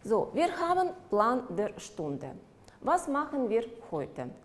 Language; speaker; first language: German; non-native, fluent; Russian